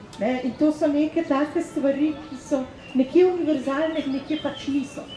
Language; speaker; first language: Slovenian; native; Slovenian